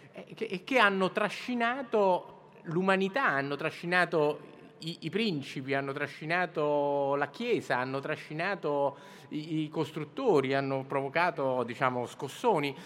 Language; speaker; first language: Italian; native; Italian